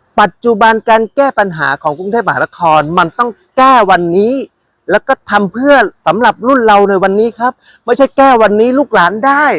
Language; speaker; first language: Thai; native; Thai